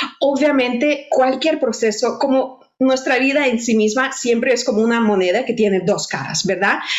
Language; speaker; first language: Spanish; non-native, fluent; Russian